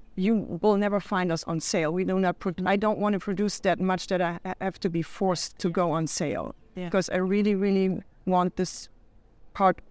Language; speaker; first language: English; non-native, fluent; German